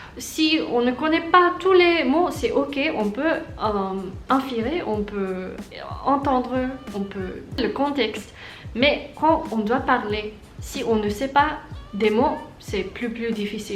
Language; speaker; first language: French; non-native, learner; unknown